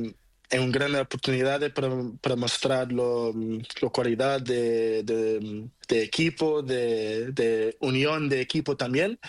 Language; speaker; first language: Spanish; non-native, learner; Portuguese